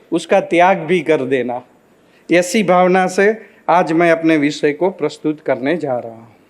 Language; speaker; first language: Hindi; non-native, local second language; Gujarati